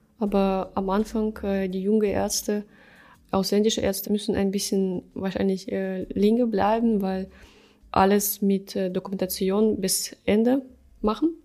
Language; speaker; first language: German; non-native, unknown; Russian